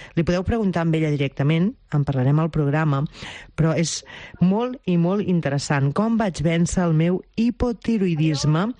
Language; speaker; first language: Catalan; native; Catalan